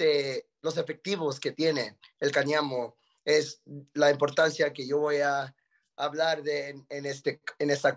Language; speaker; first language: Spanish; early bilingual, heritage; Spanish